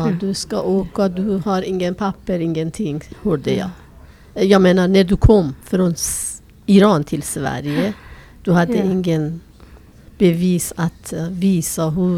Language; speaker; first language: Swedish; non-native, fluent; Persian